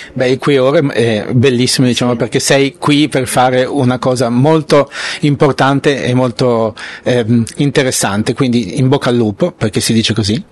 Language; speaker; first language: Italian; native; Italian